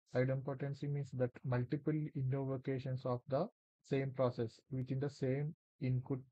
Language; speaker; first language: English; non-native, local second language; Telugu